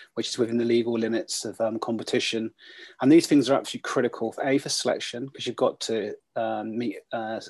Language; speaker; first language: English; native; English